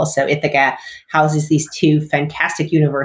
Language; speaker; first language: English; native; English